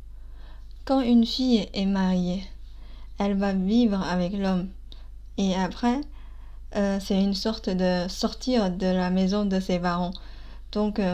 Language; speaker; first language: French; non-native, fluent; Chinese